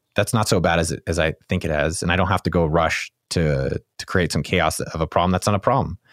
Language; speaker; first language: English; native; English